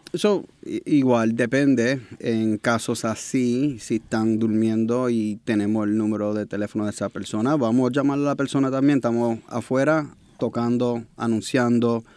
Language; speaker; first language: Spanish; early bilingual, heritage; Spanish